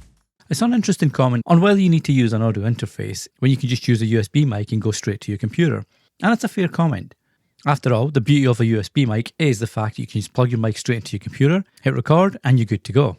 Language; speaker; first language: English; native; English